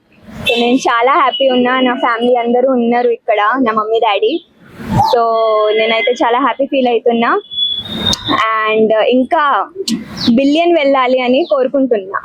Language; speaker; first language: Telugu; early bilingual, heritage; Telugu